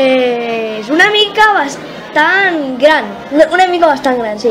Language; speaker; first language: Catalan; non-native, local second language; Spanish